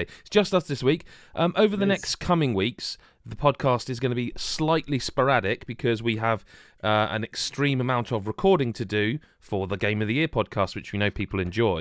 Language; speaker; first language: English; native; English